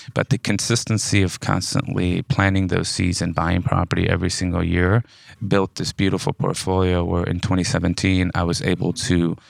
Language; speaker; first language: English; native; English